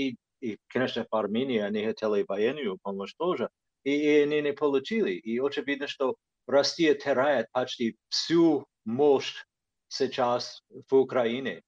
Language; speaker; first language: Russian; non-native, fluent; English